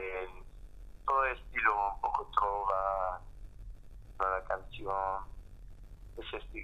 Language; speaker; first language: Spanish; non-native, fluent; French